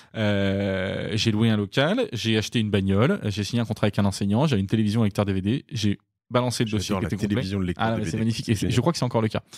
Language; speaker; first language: French; native; French